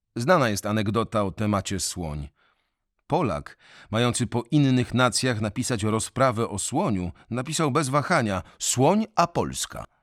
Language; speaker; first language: Polish; native; Polish